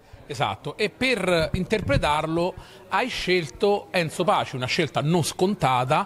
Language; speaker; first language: Italian; native; Italian